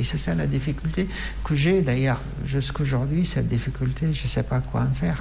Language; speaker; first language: French; non-native, fluent; Arabic